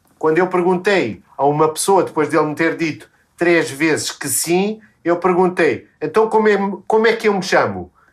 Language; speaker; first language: Portuguese; native; Portuguese